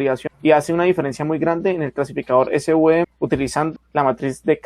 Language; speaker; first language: Spanish; native; Spanish